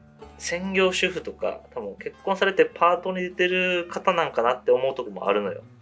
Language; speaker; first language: Japanese; native; Japanese